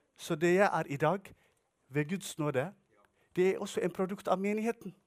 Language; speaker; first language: Norwegian; non-native, fluent; Tigrinya